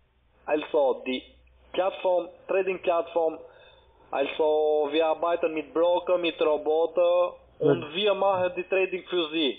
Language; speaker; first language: German; non-native, learner; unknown